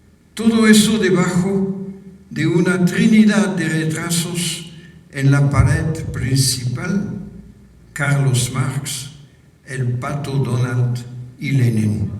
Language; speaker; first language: Spanish; non-native, fluent; French